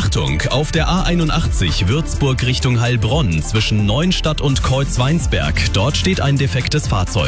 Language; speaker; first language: German; native; German